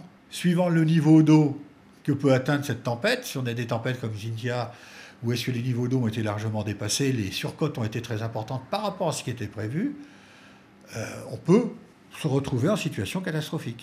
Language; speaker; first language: French; native; French